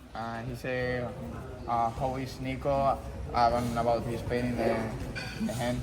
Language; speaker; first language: English; non-native, fluent; Thai